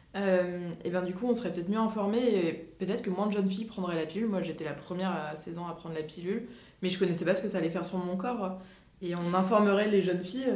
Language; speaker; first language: French; native; French